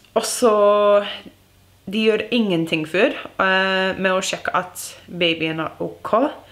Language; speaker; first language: Norwegian; non-native, learner; English